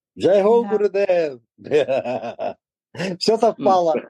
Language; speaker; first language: Russian; native; Russian